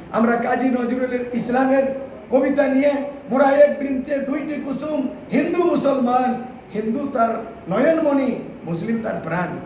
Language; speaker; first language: Bangla; non-native, local second language; Santali